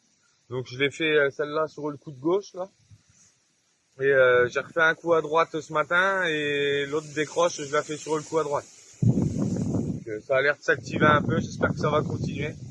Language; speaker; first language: French; native; French